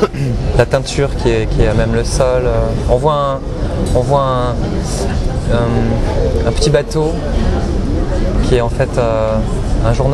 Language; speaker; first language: French; native; French